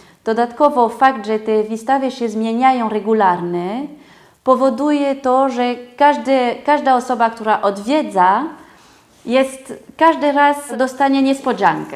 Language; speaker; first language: Polish; non-native, fluent; French